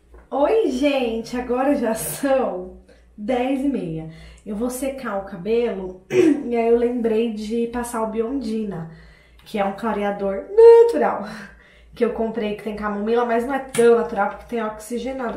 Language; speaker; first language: Portuguese; native; Portuguese